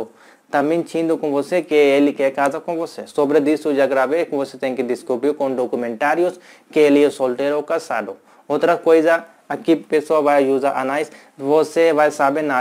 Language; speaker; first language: Portuguese; non-native, learner; Hindi